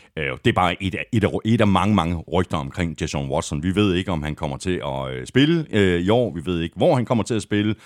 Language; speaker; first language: Danish; native; Danish